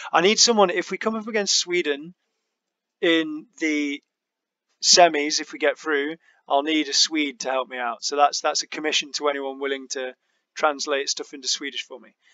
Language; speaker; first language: English; native; English